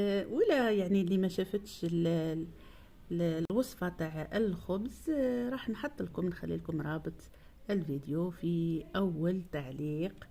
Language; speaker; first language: Arabic; native; Arabic